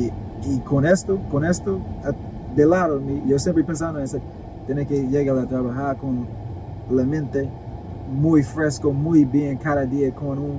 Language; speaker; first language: Spanish; non-native, learner; English